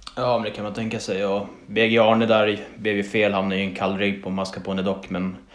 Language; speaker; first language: Swedish; native; Swedish